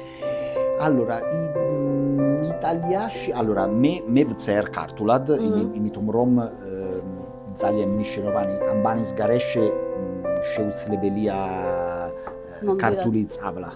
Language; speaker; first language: Georgian; non-native, learner; Italian